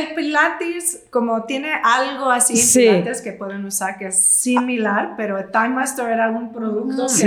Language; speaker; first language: Spanish; non-native, fluent; English